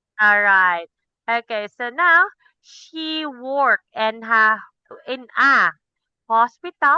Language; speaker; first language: English; non-native, local second language; Cebuano